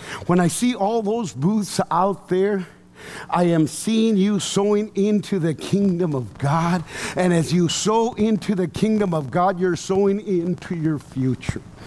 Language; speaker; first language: English; early bilingual, other home language; Spanish